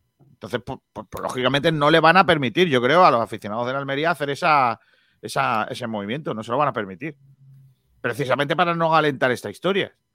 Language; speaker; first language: Spanish; native; Spanish